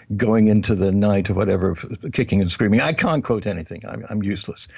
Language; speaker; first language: English; native; English